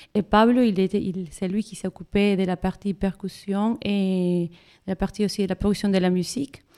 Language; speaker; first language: French; non-native, fluent; Spanish